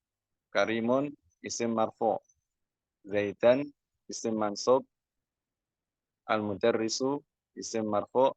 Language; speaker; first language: Arabic; non-native, learner; Indonesian